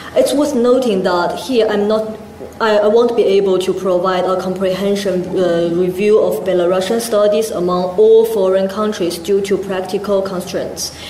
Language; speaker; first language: English; non-native, fluent; Chinese